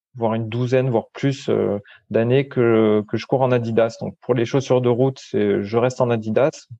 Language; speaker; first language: French; native; French